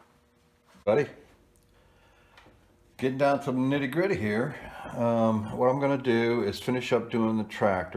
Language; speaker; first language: English; native; English